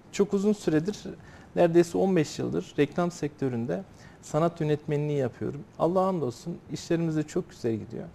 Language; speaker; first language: Turkish; native; Turkish